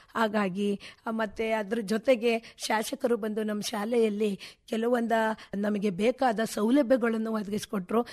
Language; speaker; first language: Kannada; native; Kannada